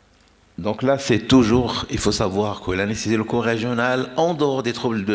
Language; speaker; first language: French; non-native, local second language; Arabic